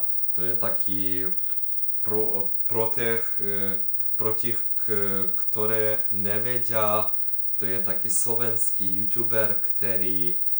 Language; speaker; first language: Slovak; non-native, learner; Ukrainian